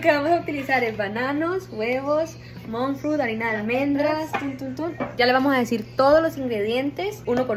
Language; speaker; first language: Spanish; native; Spanish